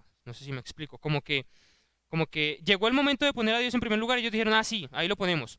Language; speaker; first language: Spanish; native; Spanish